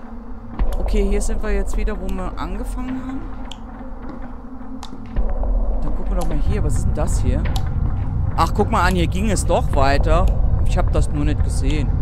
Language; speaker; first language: German; native; German